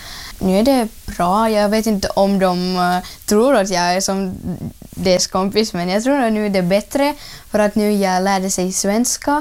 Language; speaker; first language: Swedish; non-native, learner; Ukrainian